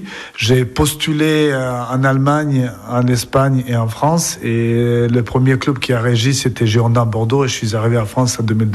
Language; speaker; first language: French; non-native, fluent; Serbian